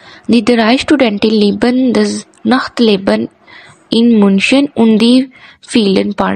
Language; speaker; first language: German; non-native, learner; Urdu